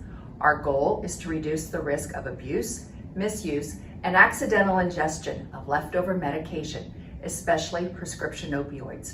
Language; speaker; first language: English; native; English